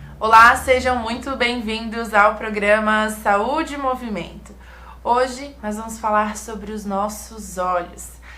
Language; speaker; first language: Portuguese; native; Portuguese